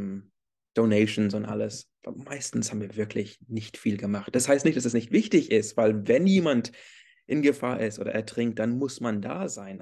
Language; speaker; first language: German; early bilingual, heritage; English